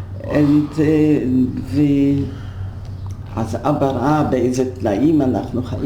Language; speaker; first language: Hebrew; non-native, fluent; Polish